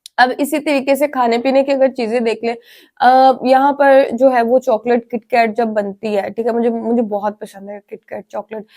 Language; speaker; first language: Urdu; non-native, local second language; Punjabi